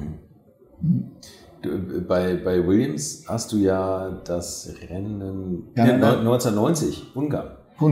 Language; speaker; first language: German; native; German